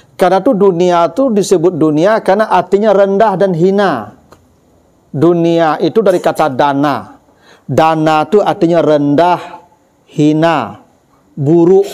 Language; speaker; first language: Malay; non-native, local second language; Minangkabau